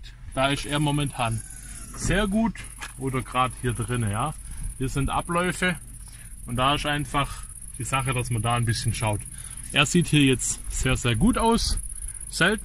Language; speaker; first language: German; native; German